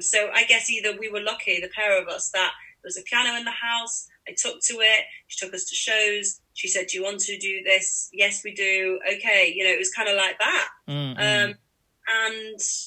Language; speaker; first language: English; native; English